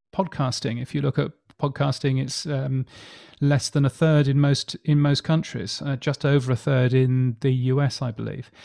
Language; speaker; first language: English; native; English